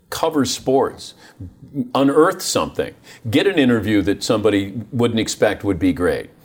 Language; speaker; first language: English; native; English